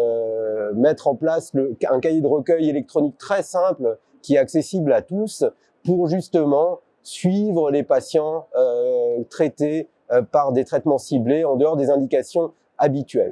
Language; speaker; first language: French; native; French